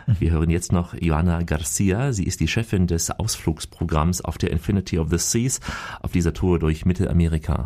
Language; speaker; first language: German; native; German